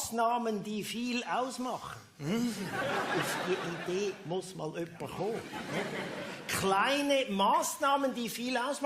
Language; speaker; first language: German; native; German